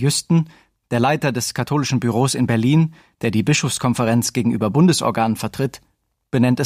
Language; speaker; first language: German; native; German